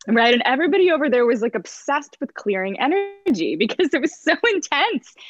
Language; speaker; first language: English; native; English